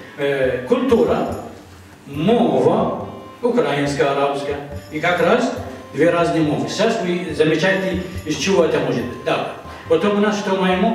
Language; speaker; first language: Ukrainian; non-native, learner; Arabic